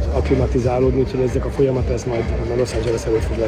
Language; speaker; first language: Hungarian; native; Hungarian